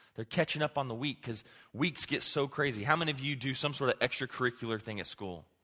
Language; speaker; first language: English; native; English